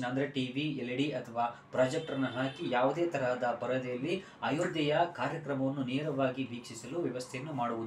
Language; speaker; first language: Kannada; native; Kannada